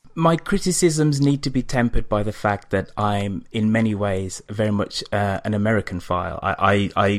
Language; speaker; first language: English; native; English